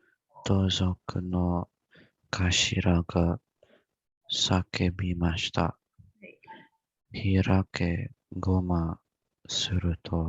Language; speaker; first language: Japanese; non-native, learner; Indonesian